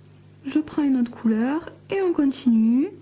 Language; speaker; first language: French; native; French